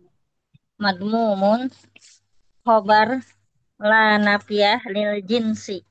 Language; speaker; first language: Arabic; non-native, learner; Indonesian